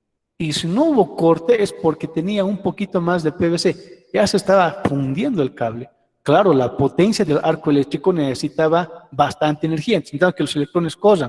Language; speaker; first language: Spanish; native; Spanish